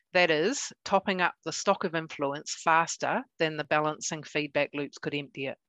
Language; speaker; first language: English; native; English